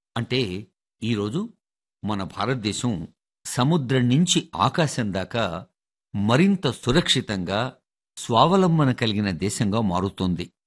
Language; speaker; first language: Telugu; native; Telugu